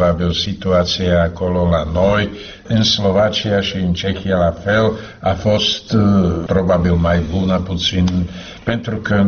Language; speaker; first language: Romanian; non-native, fluent; Slovak